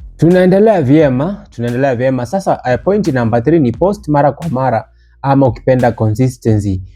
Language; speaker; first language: Swahili; non-native, local second language; Luyia